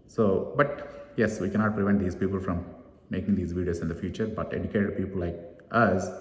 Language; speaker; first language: English; non-native, local second language; Telugu